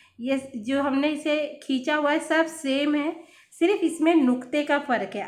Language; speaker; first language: Hindi; native; Hindi